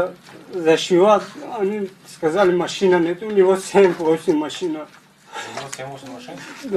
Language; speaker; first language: Russian; non-native, learner; Tajik